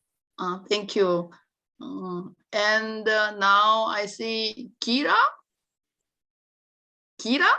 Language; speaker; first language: English; non-native, learner; Korean